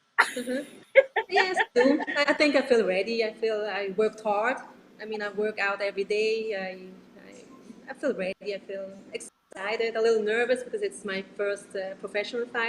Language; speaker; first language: English; non-native, learner; Italian